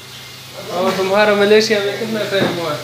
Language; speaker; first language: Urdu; non-native, local second language; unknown